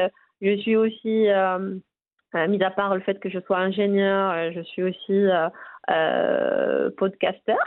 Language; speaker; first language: French; non-native, local second language; Arabic